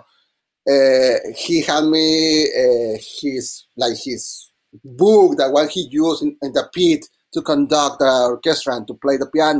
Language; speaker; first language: English; non-native, fluent; Spanish